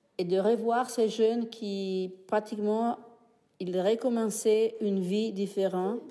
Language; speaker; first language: French; non-native, fluent; Italian